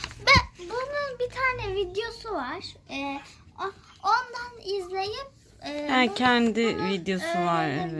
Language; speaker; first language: Turkish; native; Turkish